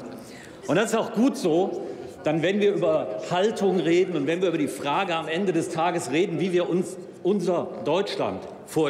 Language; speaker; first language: German; native; German